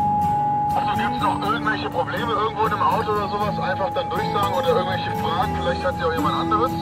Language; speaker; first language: German; native; German